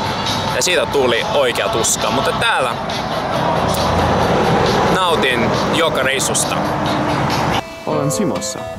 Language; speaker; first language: Finnish; non-native, fluent; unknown